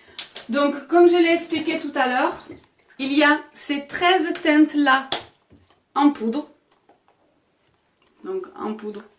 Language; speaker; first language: French; native; French